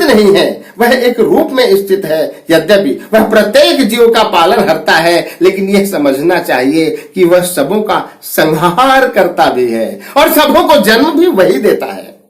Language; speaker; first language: Hindi; native; Hindi